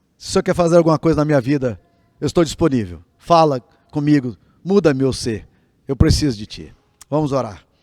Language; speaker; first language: Portuguese; native; Portuguese